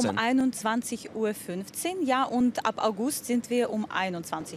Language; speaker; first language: German; non-native, fluent; Russian